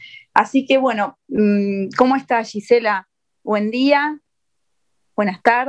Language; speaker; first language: Spanish; native; Spanish